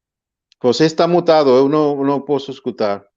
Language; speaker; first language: Portuguese; non-native, fluent; Spanish